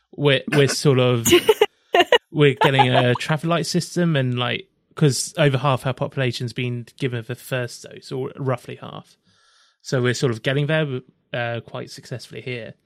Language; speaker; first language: English; native; English